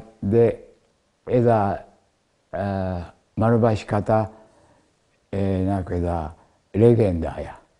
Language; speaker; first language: Hungarian; non-native, learner; Japanese